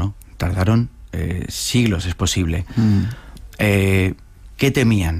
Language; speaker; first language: Spanish; native; Spanish